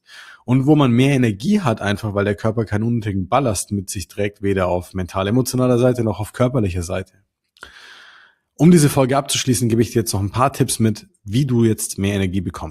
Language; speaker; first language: German; native; German